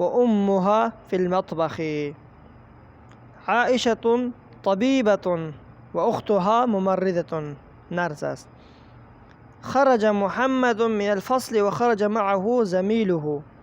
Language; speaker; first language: Arabic; non-native, fluent; Persian